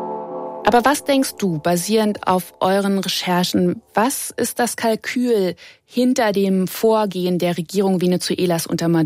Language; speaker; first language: German; native; German